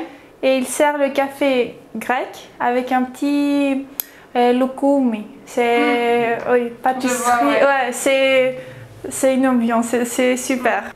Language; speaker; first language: French; early bilingual, heritage; French